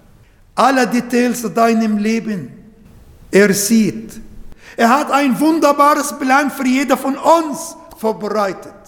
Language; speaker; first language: German; non-native, learner; Arabic